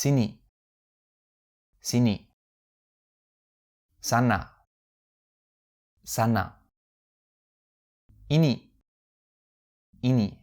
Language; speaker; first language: Indonesian; non-native, fluent; French